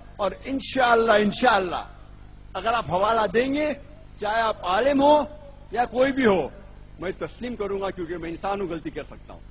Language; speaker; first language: Urdu; non-native, local second language; Konkani